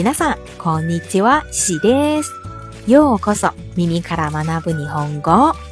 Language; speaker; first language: Japanese; non-native, fluent; Chinese